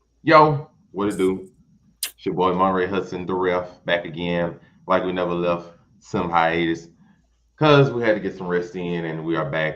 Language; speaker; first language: English; native; English